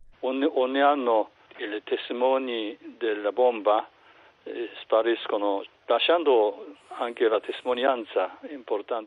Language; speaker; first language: Italian; non-native, learner; Japanese